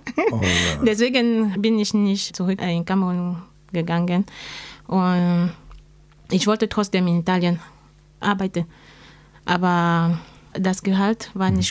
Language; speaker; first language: German; non-native, learner; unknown